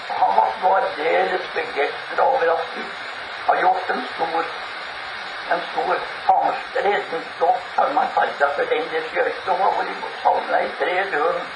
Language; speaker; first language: Norwegian; native; Norwegian